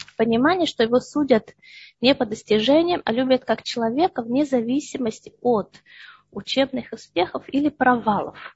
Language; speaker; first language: Russian; early bilingual, heritage; Russian